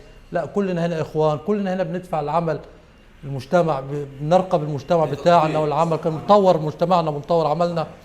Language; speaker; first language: Arabic; native; Arabic